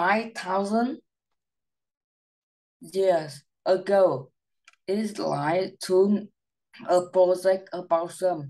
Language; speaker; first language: English; non-native, learner; Vietnamese